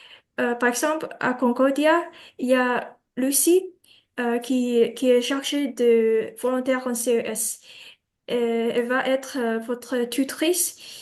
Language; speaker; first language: French; non-native, learner; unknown